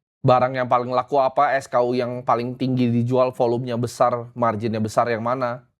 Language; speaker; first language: Indonesian; native; Indonesian